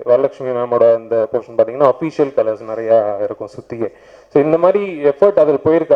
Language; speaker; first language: Tamil; native; Tamil